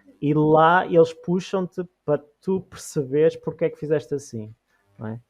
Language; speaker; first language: Portuguese; native; Portuguese